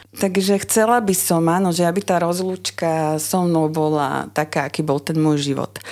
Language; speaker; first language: Slovak; native; Slovak